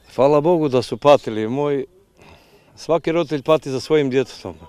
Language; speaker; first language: Croatian; native; Croatian